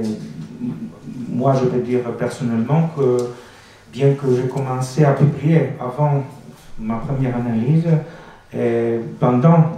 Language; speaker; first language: French; non-native, fluent; Greek